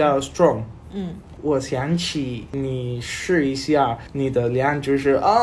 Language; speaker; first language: Chinese; non-native, learner; Spanish